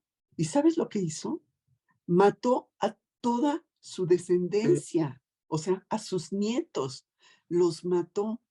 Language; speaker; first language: Spanish; native; Spanish